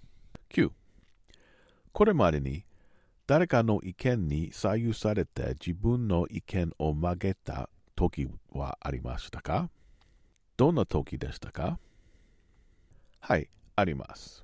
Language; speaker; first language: Japanese; non-native, learner; English